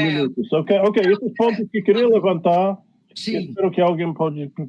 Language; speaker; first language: Portuguese; non-native, fluent; English